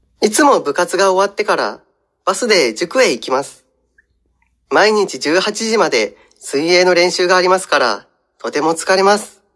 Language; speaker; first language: Japanese; non-native, fluent; Indonesian